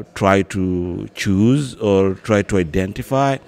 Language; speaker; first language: English; non-native, local second language; Luo (Kenya and Tanzania)